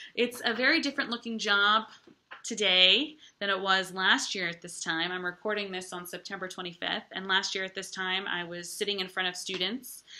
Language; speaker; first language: English; native; English